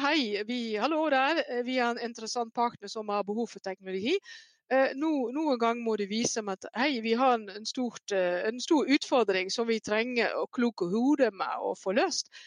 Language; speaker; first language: Norwegian; non-native, fluent; Dutch